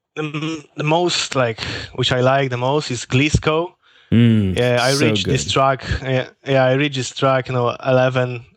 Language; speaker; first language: English; non-native, learner; Polish